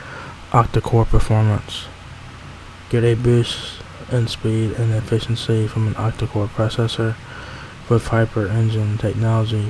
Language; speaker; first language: English; native; English